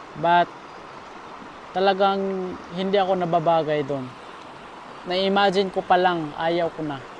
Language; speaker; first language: Filipino; non-native, local second language; Cebuano